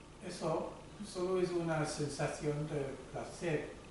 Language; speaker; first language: Spanish; non-native, fluent; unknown